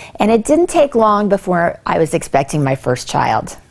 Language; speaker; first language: English; native; English